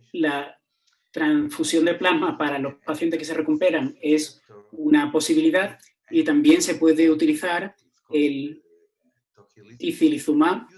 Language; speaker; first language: Spanish; non-native, fluent; Turkish